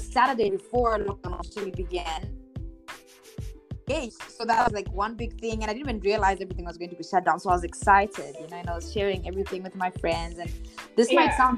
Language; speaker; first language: English; non-native, local second language; Shona